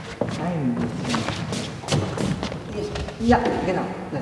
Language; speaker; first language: German; non-native, learner; Japanese